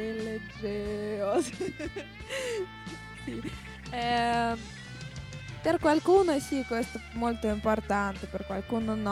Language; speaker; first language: Italian; non-native, learner; Russian